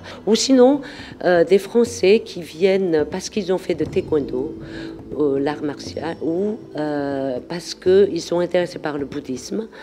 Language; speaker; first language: French; non-native, fluent; Korean